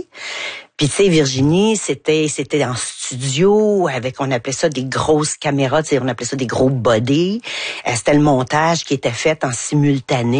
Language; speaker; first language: French; native; French